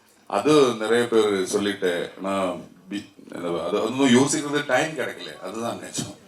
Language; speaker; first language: Tamil; non-native, learner; Malayalam